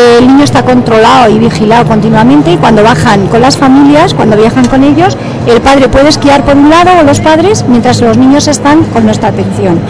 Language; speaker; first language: Spanish; native; Spanish